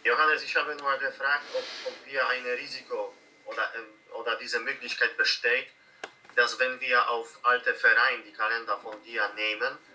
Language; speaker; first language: German; non-native, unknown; Polish